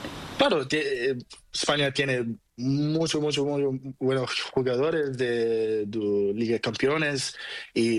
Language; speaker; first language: Spanish; non-native, learner; Portuguese